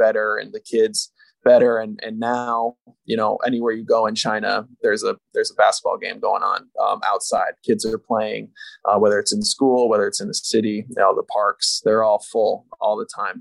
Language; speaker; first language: English; native; English